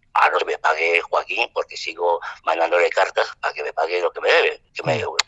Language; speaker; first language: Spanish; non-native, fluent; French